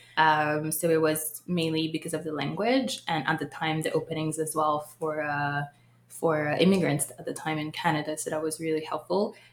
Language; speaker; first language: English; early bilingual, other home language; Haitian Creole